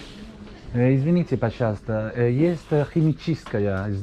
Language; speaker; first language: Russian; non-native, learner; Spanish